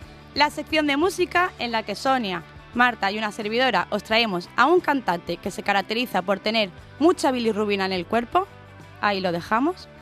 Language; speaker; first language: Spanish; native; Spanish